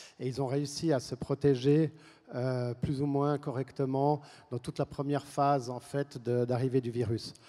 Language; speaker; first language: French; native; French